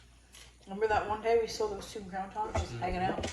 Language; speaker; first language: English; native; English